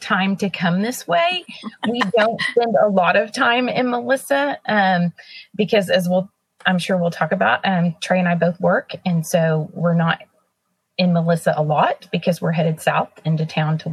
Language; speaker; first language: English; native; English